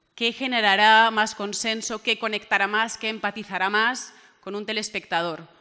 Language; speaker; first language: Spanish; native; Spanish